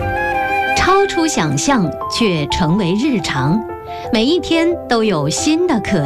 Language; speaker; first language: Chinese; native; Chinese